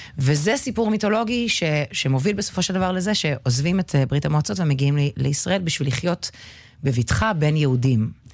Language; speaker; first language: Hebrew; early bilingual, other home language; Russian